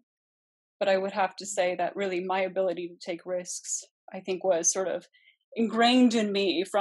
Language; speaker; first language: English; native; English